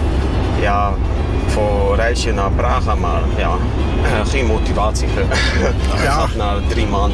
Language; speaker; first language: Dutch; non-native, fluent; Kashubian